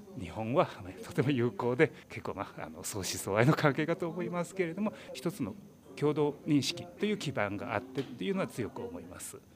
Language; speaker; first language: Japanese; non-native, fluent; Chinese